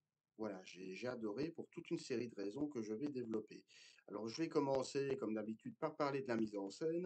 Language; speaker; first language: French; native; French